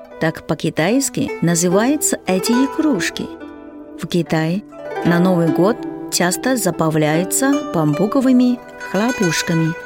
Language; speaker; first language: Russian; non-native, fluent; Chinese